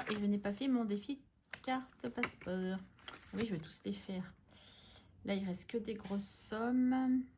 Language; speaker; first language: French; native; French